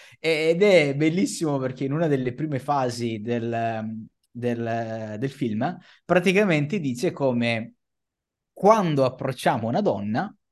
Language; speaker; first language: Italian; native; Italian